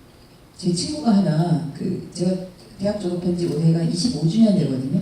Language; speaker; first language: Korean; native; Korean